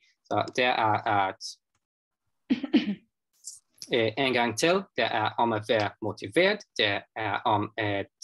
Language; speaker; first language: Danish; non-native, fluent; Russian